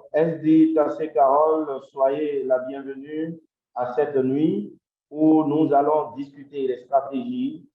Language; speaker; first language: French; non-native, local second language; Yoruba